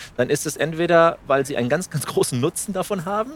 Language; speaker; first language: German; non-native, fluent; Spanish